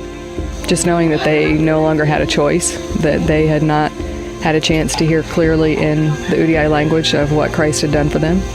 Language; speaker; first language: English; native; English